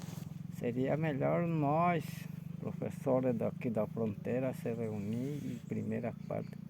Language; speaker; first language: Portuguese; non-native, local second language; Guarani